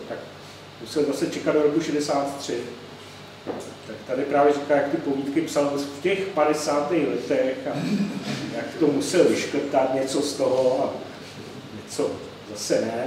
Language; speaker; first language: Czech; native; Czech